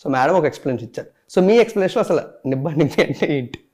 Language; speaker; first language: Telugu; native; Telugu